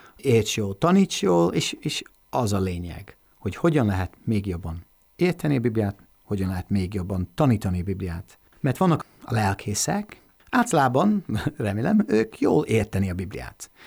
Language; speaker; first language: Hungarian; non-native, learner; English